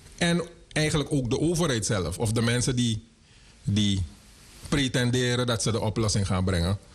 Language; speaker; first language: Dutch; native; Dutch